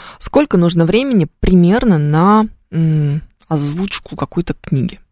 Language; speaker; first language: Russian; native; Russian